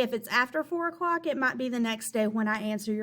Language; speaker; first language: English; native; English